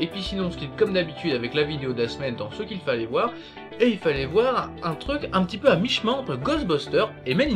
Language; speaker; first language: French; native; French